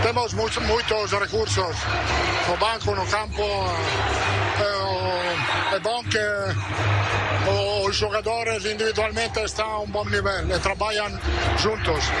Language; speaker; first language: Portuguese; non-native, learner; Italian